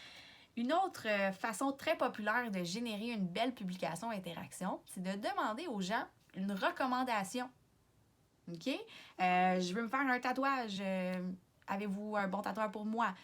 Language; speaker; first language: French; native; French